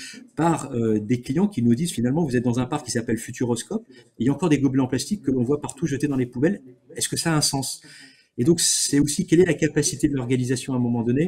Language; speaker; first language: French; native; French